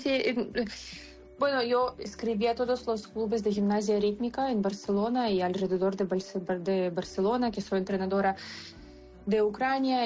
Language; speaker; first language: Spanish; non-native, fluent; Ukrainian